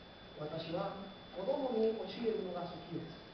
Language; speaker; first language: Japanese; non-native, learner; Spanish